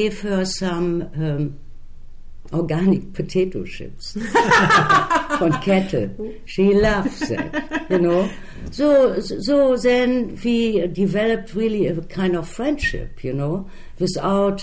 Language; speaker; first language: English; non-native, fluent; German